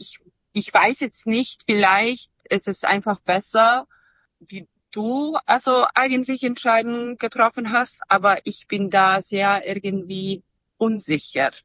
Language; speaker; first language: German; non-native, fluent; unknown